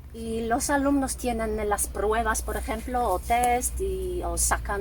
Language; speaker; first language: Spanish; non-native, fluent; Polish